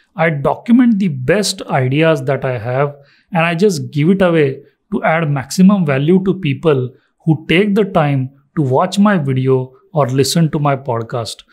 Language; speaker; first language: English; non-native, local second language; Marathi